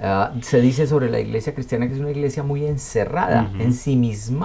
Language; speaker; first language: Spanish; native; Spanish